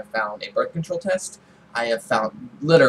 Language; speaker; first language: English; native; English